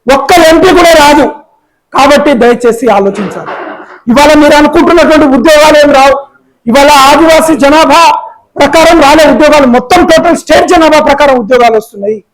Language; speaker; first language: Telugu; non-native, local second language; Lambadi